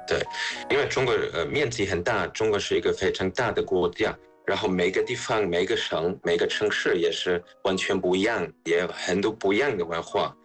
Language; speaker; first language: Chinese; non-native, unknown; German